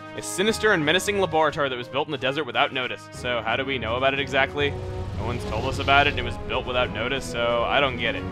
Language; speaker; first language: English; native; English